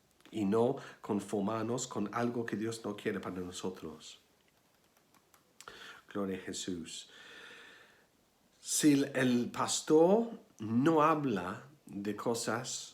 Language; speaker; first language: Spanish; non-native, fluent; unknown